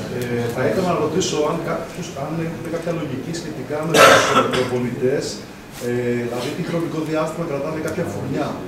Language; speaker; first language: Greek; native; Greek